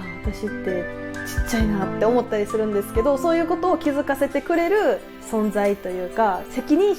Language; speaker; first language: Japanese; native; Japanese